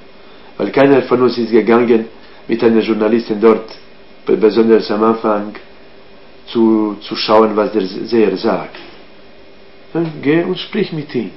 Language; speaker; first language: German; non-native, fluent; Croatian